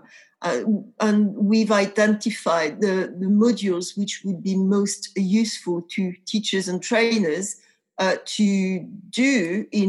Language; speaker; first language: English; non-native, fluent; French